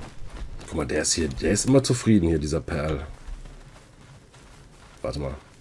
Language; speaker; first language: German; native; German